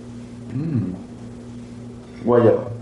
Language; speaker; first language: English; non-native, learner; Spanish